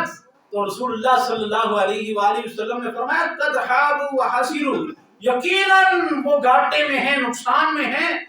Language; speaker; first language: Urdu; native; Urdu